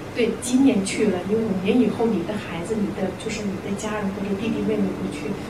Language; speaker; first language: Chinese; non-native, local second language; Mongolian